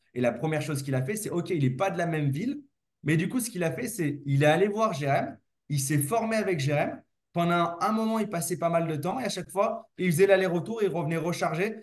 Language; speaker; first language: French; native; French